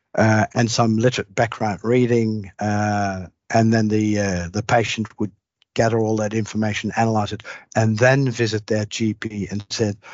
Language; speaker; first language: English; non-native, fluent; Dutch